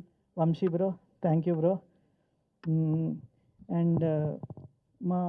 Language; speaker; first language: Telugu; native; Telugu